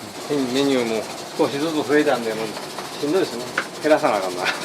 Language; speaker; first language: Japanese; native; Japanese